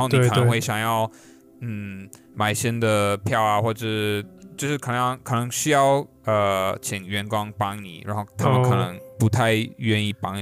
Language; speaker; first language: Chinese; non-native, fluent; English